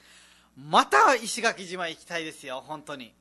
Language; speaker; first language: Japanese; non-native, fluent; Nepali